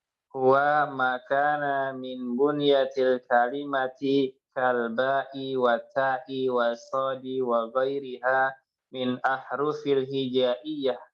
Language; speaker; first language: Arabic; non-native, fluent; Indonesian